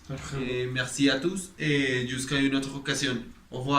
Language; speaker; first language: French; non-native, learner; Spanish